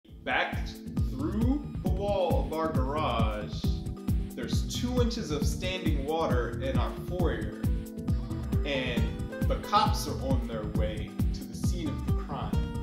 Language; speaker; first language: English; native; English